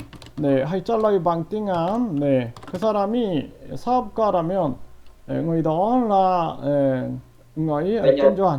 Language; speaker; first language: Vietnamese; non-native, learner; Korean